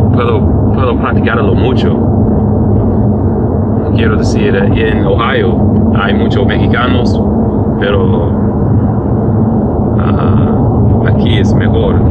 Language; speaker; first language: Spanish; non-native, learner; English